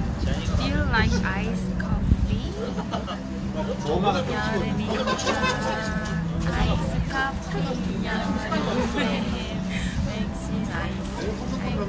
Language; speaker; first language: English; non-native, learner; Korean